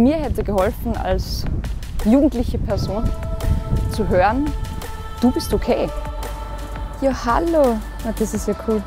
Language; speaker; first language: German; native; German